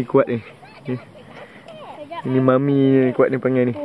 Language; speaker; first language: Malay; native; Malay